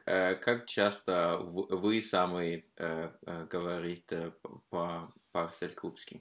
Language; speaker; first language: Russian; non-native, fluent; Norwegian